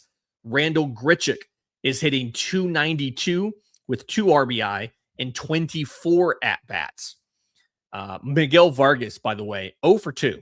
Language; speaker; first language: English; native; English